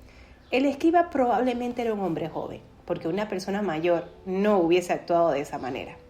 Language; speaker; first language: Spanish; native; Spanish